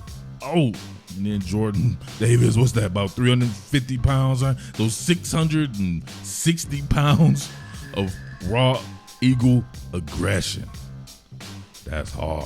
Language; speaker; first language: English; native; English